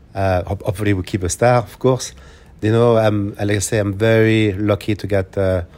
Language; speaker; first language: English; non-native, fluent; French